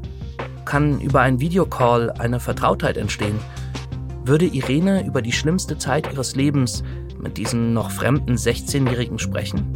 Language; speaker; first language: German; native; German